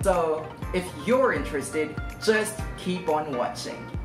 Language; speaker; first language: English; non-native, local second language; Filipino